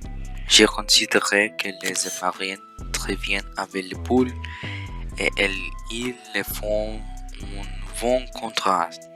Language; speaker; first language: French; non-native, learner; Spanish